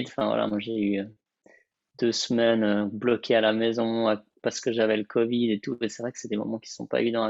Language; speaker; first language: French; native; French